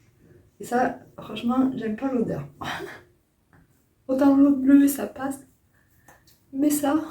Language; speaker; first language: French; native; French